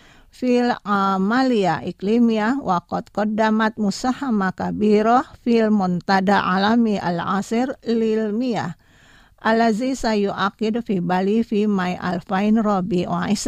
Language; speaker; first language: Arabic; non-native, fluent; Indonesian